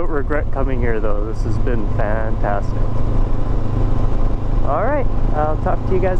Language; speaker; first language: English; native; English